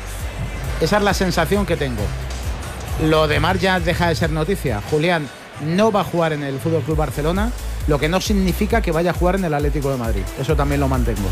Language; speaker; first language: Spanish; native; Spanish